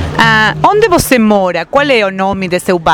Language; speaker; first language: Portuguese; non-native, fluent; Spanish